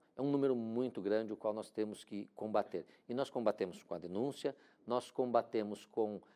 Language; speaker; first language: Portuguese; native; Portuguese